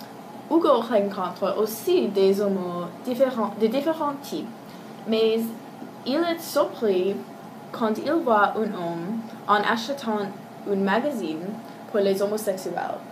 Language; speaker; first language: French; non-native, learner; English